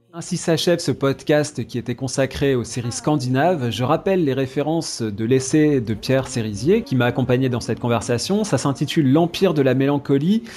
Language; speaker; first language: French; native; French